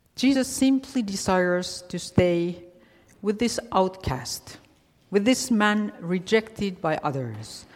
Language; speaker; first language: English; non-native, fluent; Finnish